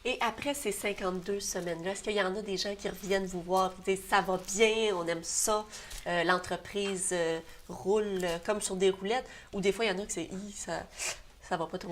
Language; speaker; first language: French; native; French